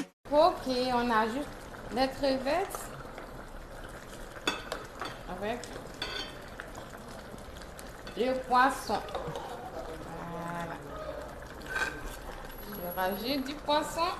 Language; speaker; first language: French; non-native, local second language; Wolof